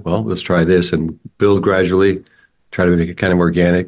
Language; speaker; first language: English; native; English